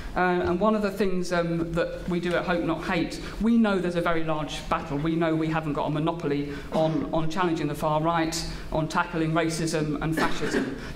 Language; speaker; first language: English; native; English